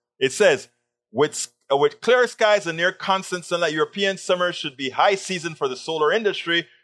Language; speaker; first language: English; non-native, fluent; Spanish